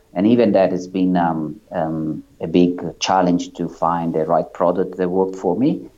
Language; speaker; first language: English; non-native, fluent; Italian